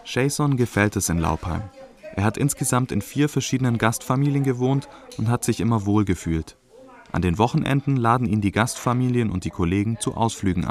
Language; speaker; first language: German; native; German